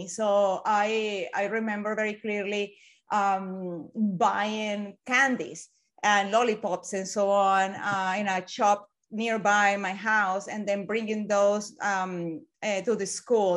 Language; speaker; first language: English; non-native, fluent; Spanish